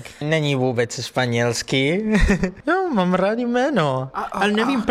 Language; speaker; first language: Czech; non-native, learner; Spanish